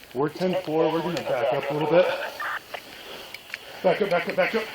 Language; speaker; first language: English; native; English